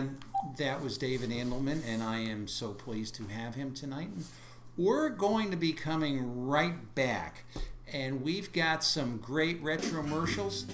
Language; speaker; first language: English; native; English